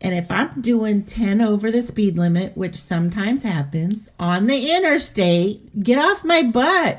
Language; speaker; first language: English; native; English